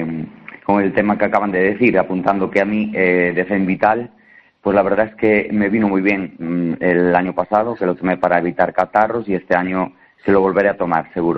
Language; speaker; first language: Spanish; native; Spanish